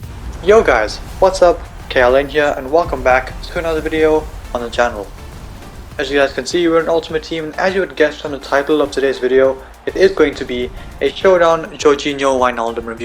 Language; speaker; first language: English; native; English